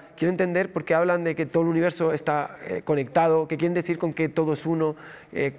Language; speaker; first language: Spanish; native; Spanish